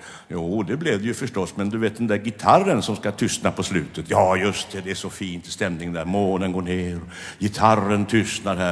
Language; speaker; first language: Swedish; native; Swedish